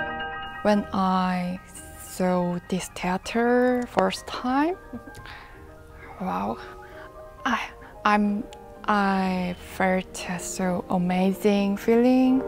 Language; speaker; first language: English; non-native, learner; Korean